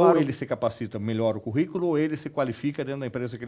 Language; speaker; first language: Portuguese; native; Portuguese